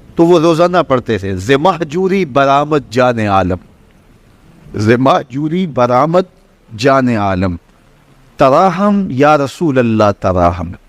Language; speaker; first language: Urdu; non-native, local second language; Punjabi